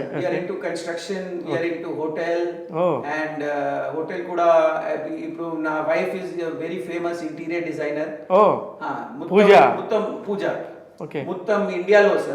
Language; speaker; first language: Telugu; non-native, local second language; Hindi